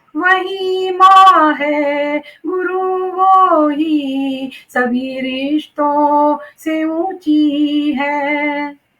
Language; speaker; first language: Hindi; native; Hindi